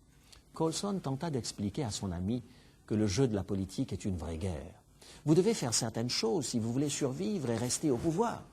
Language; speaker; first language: French; native; French